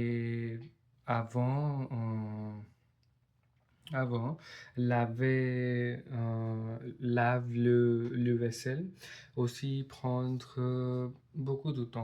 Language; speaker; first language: French; non-native, learner; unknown